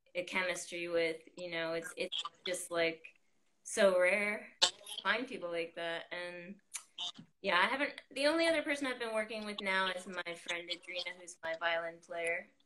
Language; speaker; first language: English; native; English